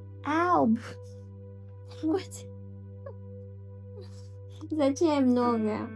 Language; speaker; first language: Russian; non-native, learner; Filipino